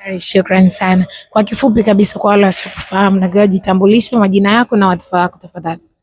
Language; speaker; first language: Swahili; native; Swahili